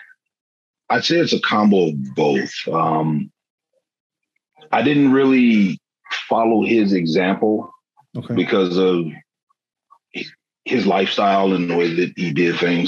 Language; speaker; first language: English; native; English